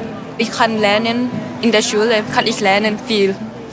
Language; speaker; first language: German; non-native, learner; Thai